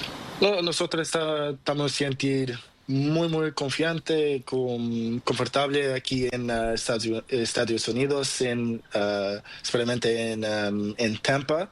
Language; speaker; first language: Spanish; non-native, learner; Portuguese